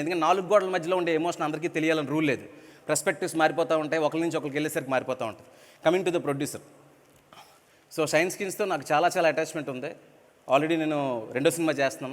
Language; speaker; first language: Telugu; native; Telugu